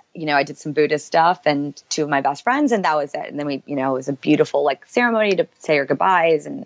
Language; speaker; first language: English; native; English